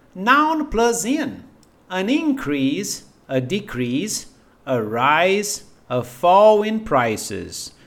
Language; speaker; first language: English; non-native, fluent; Portuguese